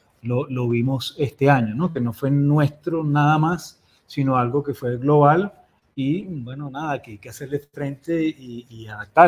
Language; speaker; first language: Spanish; native; Spanish